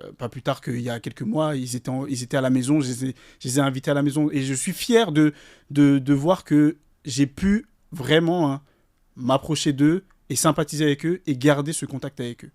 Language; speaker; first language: French; early bilingual, other home language; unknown